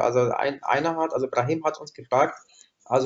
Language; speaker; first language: German; non-native, fluent; Arabic